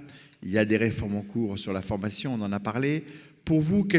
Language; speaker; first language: French; native; French